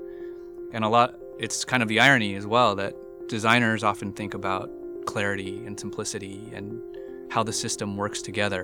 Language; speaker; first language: English; native; English